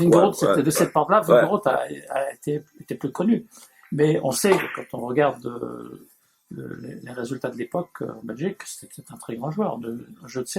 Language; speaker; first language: French; native; French